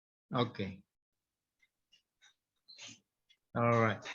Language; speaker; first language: English; non-native, fluent; Indonesian